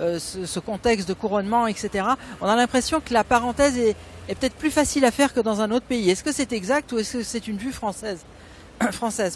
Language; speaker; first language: French; native; French